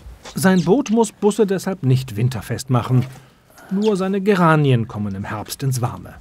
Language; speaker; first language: German; native; German